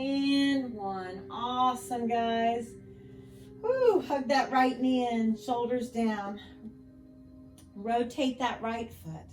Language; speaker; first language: English; native; English